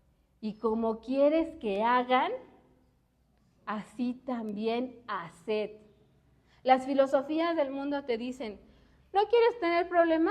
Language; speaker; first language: Spanish; native; Spanish